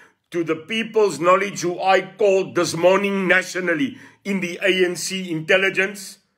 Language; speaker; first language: English; non-native, local second language; Afrikaans